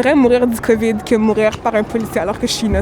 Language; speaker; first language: French; native; French